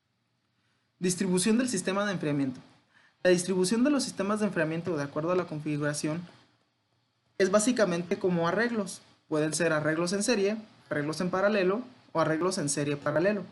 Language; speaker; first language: Spanish; native; Spanish